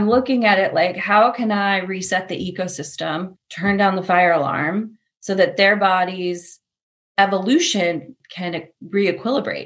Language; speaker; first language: English; native; English